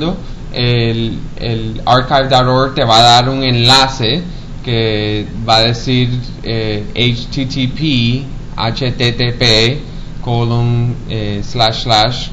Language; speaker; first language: Spanish; early bilingual, heritage; Spanish